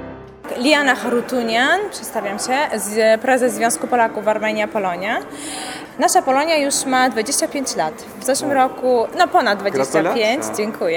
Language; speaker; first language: Polish; non-native, fluent; Armenian